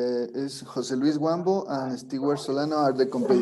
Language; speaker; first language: English; non-native, learner; Spanish